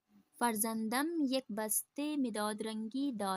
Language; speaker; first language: Persian; non-native, fluent; Urdu